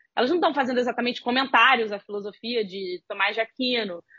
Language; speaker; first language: Portuguese; native; Portuguese